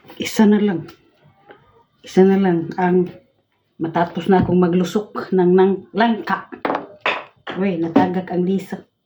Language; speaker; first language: Filipino; non-native, local second language; Cebuano